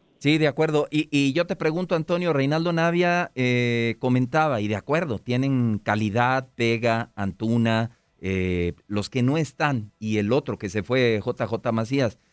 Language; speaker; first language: Spanish; native; Spanish